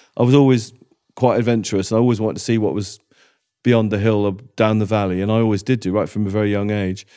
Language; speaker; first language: English; native; English